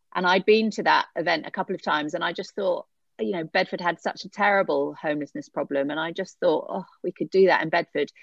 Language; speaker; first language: English; native; English